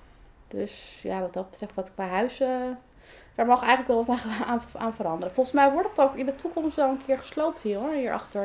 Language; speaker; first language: Dutch; native; Dutch